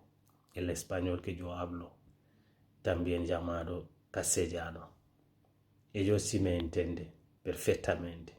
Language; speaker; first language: Spanish; non-native, fluent; Fula